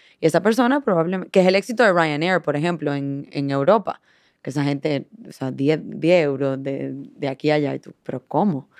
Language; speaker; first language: Spanish; native; Spanish